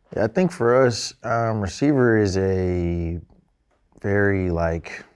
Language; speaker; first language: English; native; English